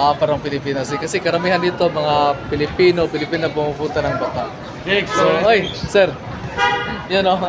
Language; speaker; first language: Filipino; non-native, local second language; Cebuano